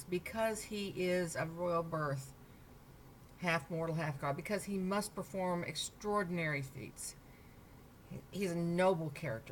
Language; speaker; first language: English; native; English